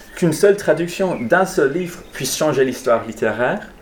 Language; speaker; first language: French; non-native, fluent; English